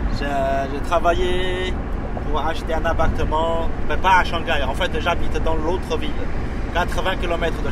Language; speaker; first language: French; non-native, fluent; Chinese